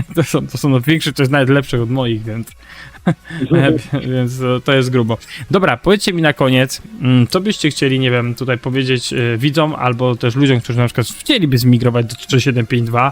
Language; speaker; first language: Polish; native; Polish